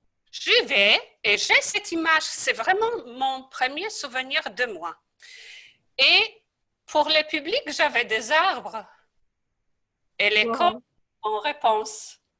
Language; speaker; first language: French; non-native, fluent; Polish